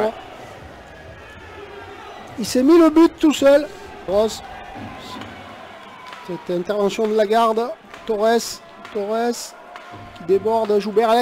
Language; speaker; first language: French; native; French